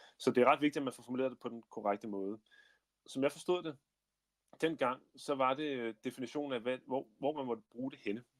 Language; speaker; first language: Danish; native; Danish